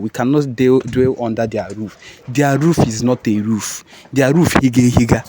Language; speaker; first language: English; native; English